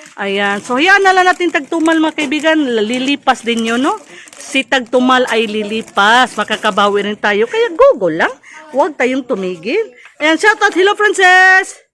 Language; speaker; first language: Filipino; non-native, local second language; Cebuano